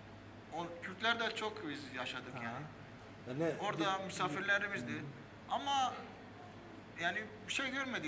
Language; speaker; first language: Turkish; early bilingual, heritage; Armenian